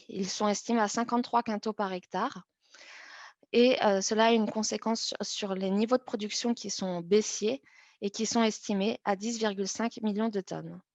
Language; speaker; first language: French; native; French